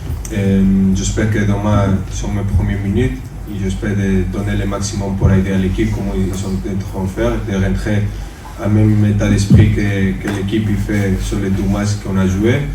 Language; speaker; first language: French; non-native, fluent; Spanish